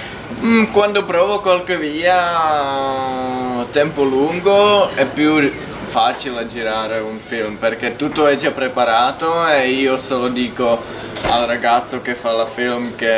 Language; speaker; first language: Italian; non-native, fluent; Czech